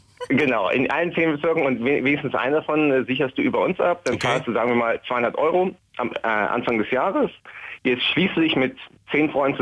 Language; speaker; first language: German; native; German